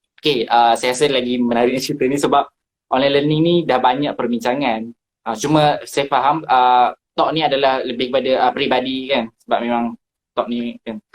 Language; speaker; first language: Malay; native; Malay